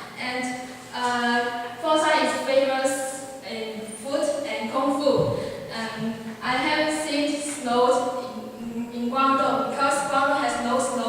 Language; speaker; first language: English; non-native, learner; Chinese